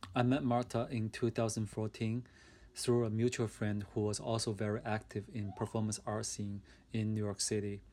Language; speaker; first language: English; non-native, fluent; Chinese